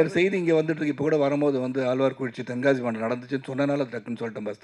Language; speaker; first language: Tamil; native; Tamil